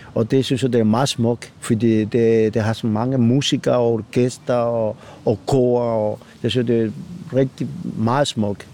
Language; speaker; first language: Danish; non-native, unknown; Spanish